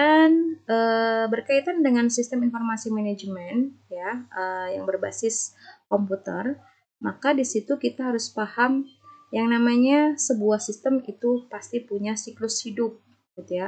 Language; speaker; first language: Indonesian; native; Indonesian